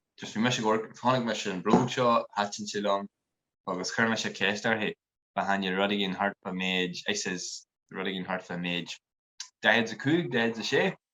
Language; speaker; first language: Irish; native; Irish